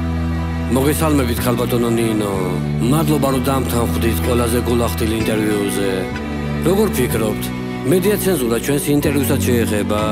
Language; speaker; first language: Georgian; native; Georgian